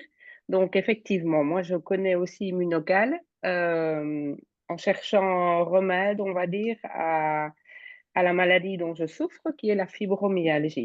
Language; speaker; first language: French; native; French